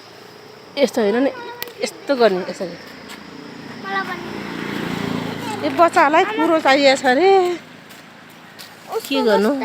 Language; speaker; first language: Nepali; native; Nepali